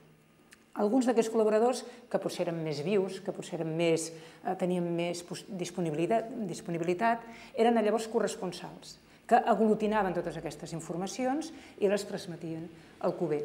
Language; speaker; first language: Catalan; native; Catalan